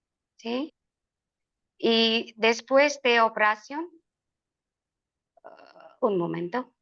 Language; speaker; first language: Spanish; non-native, learner; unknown